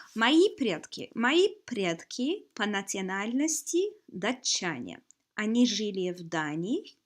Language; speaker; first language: Russian; non-native, fluent; English